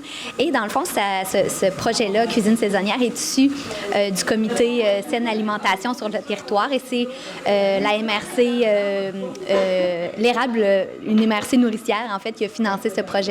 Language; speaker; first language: French; native; French